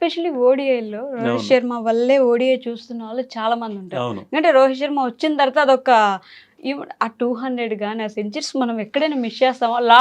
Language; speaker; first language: Telugu; native; Telugu